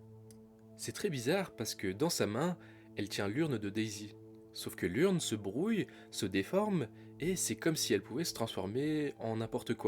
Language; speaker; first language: French; native; French